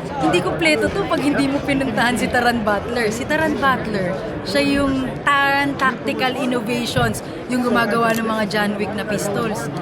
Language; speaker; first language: Filipino; native; Filipino